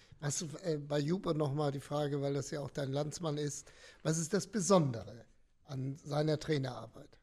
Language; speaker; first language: German; native; German